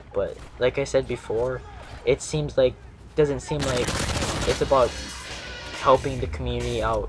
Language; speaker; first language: English; native; English